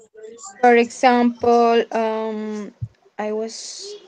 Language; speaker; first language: English; non-native, fluent; Spanish